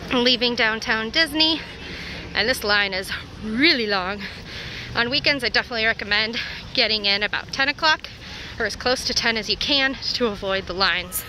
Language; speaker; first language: English; native; English